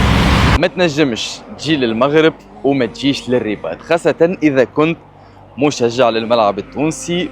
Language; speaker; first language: Arabic; native; Arabic